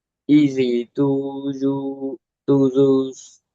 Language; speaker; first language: English; non-native, learner; Vietnamese